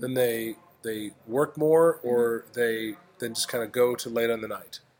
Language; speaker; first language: English; native; English